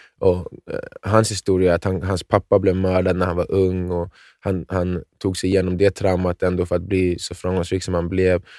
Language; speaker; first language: Swedish; native; Swedish